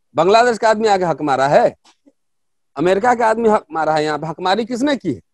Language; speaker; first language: Hindi; native; Hindi